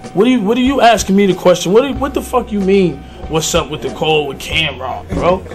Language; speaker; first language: English; native; English